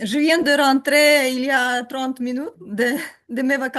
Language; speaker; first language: French; non-native, learner; Ukrainian